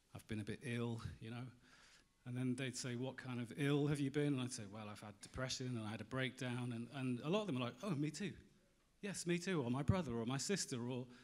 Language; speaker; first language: English; native; English